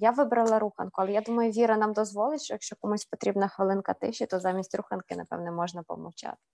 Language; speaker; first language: Ukrainian; native; Ukrainian